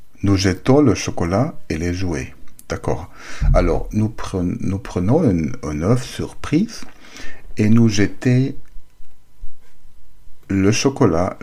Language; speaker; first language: French; non-native, learner; German